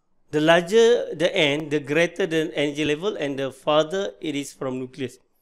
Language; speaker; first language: English; non-native, local second language; Malay